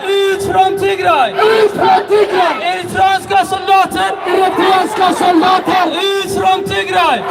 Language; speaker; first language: Swedish; early bilingual, other home language; Tigrinya